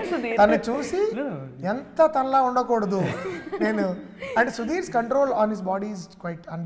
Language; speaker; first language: Telugu; native; Telugu